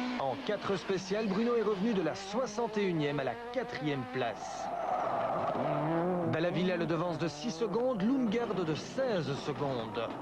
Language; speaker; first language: French; native; French